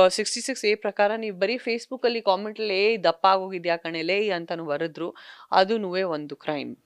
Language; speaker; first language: Kannada; non-native, local second language; Sindhi